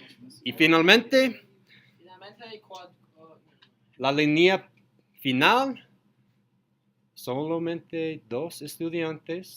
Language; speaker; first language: Spanish; non-native, learner; English